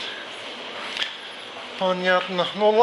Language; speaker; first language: Russian; non-native, fluent; English